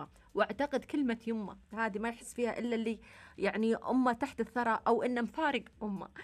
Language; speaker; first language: Arabic; native; Arabic